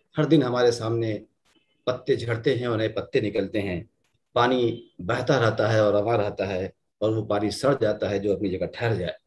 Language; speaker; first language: Urdu; native; Urdu